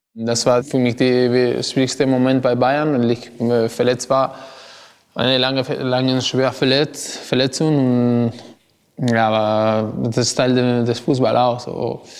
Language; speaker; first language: German; non-native, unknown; Spanish